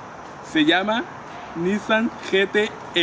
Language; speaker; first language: Spanish; non-native, fluent; Haitian Creole